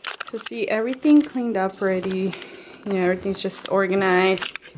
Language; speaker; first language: English; early bilingual, other home language; Spanish